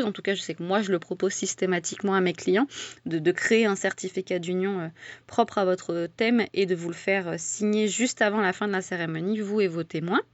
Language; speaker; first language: French; native; French